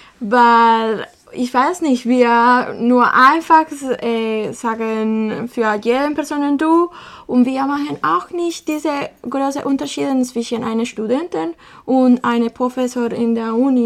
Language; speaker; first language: German; non-native, learner; Spanish